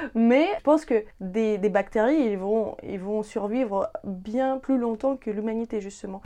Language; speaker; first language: French; non-native, fluent; Ukrainian